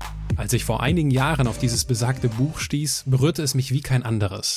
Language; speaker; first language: German; native; German